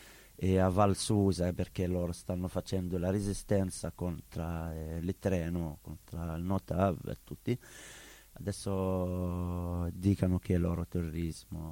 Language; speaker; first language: Italian; non-native, learner; Arabic